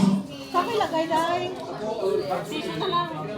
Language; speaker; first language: Filipino; native; Filipino